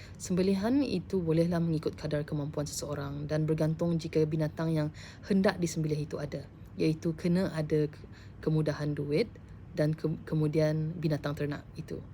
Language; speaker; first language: Malay; native; Malay